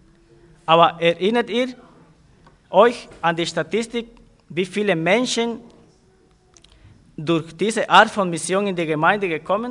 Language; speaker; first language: German; non-native, fluent; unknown